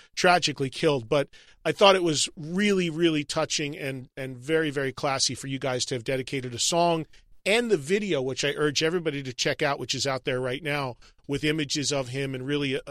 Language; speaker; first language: English; native; English